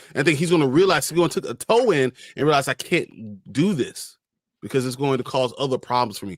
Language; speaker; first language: English; native; English